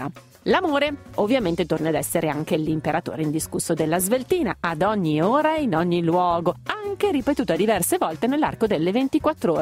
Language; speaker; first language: Italian; native; Italian